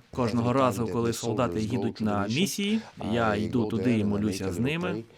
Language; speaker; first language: Ukrainian; early bilingual, heritage; Portuguese